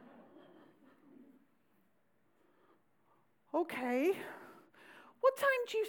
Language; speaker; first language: English; native; English